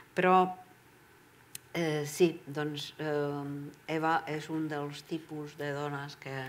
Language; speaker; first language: Catalan; non-native, fluent; Czech